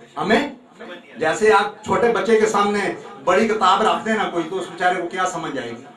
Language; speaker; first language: Urdu; non-native, local second language; Punjabi